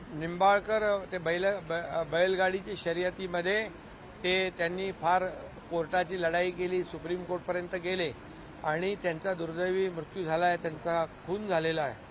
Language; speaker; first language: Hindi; non-native, local second language; Marathi